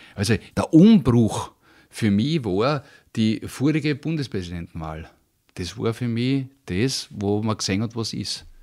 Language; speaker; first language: German; native; German